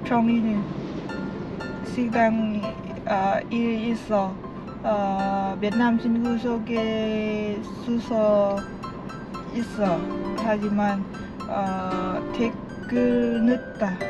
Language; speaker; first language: Korean; non-native, learner; Lao